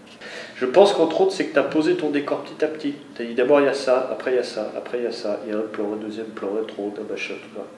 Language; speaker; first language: French; native; French